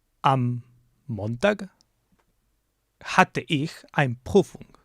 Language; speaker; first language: German; non-native, learner; English